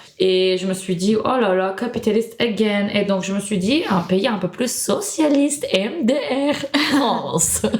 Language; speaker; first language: French; non-native, fluent; Turkish